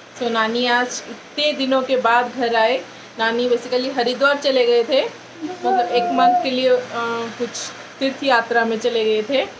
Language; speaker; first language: Hindi; non-native, local second language; Odia